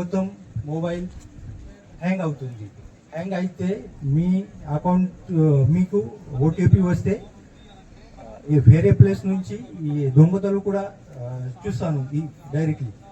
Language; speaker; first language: Telugu; non-native, learner; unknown